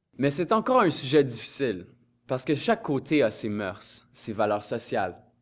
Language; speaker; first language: French; native; French